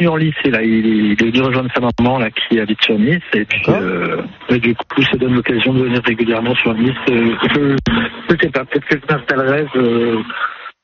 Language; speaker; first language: French; native; French